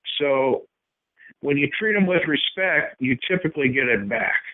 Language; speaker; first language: English; native; English